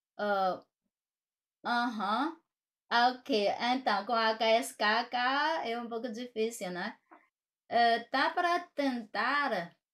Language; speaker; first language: Portuguese; non-native, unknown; Chinese